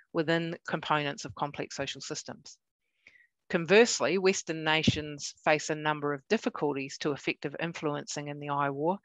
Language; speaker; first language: English; native; English